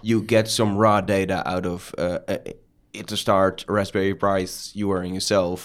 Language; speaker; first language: English; non-native, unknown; Dutch